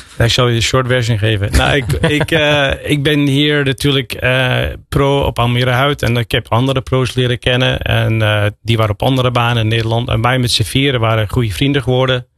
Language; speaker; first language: Dutch; non-native, fluent; English